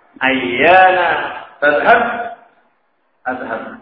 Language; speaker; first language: Arabic; non-native, fluent; Indonesian